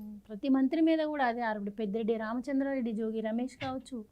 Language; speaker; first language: Telugu; native; Telugu